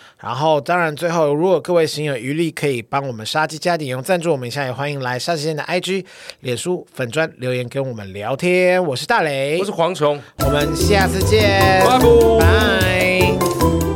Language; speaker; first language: Chinese; native; Chinese